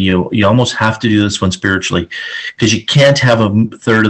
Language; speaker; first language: English; native; English